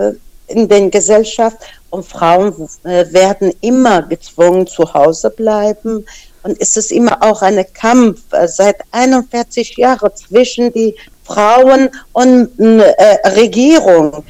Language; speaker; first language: German; non-native, fluent; Persian